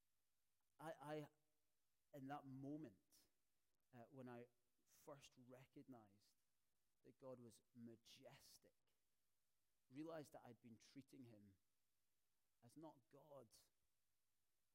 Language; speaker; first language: English; native; English